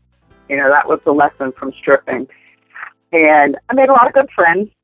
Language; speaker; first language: English; native; English